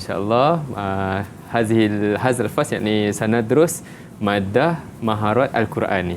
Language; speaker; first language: Arabic; non-native, fluent; Malay